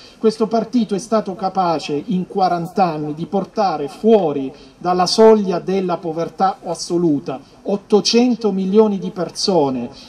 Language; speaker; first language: Italian; native; Italian